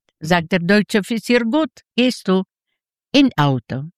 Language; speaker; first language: German; non-native, learner; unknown